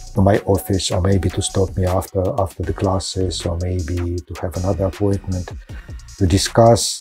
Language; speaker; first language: English; non-native, fluent; Russian